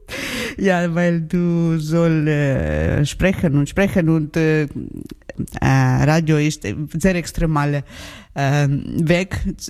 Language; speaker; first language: German; non-native, learner; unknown